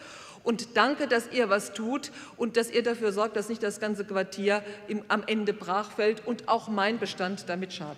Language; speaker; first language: German; native; German